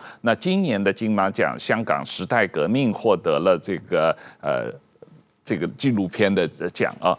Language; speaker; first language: Chinese; native; Chinese